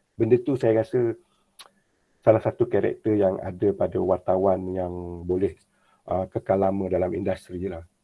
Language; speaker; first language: Malay; native; Malay